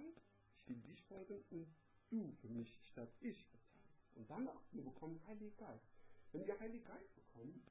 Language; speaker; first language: German; non-native, learner; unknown